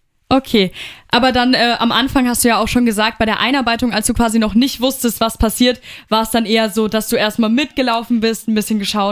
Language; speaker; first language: German; native; German